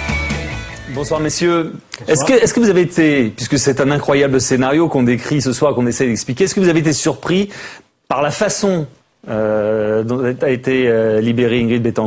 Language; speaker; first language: French; native; French